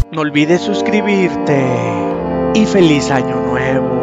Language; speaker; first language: Spanish; native; Spanish